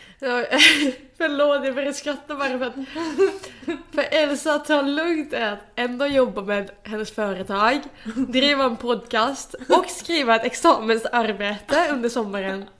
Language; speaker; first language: Swedish; non-native, local second language; Finnish